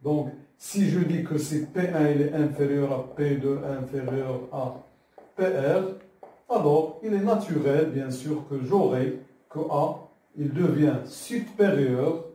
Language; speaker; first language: French; non-native, local second language; Arabic